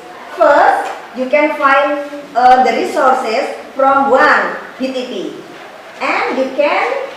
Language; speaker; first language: English; non-native, fluent; Indonesian